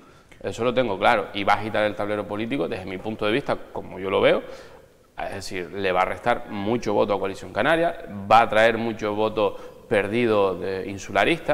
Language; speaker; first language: Spanish; native; Spanish